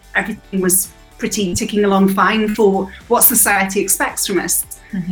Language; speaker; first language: English; native; English